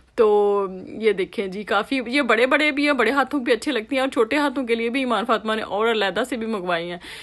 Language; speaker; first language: Urdu; native; Urdu